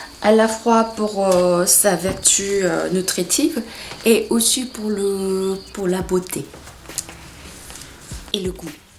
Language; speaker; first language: French; non-native, fluent; Korean